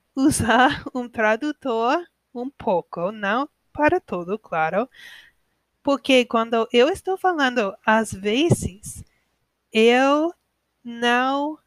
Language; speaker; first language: Portuguese; non-native, learner; English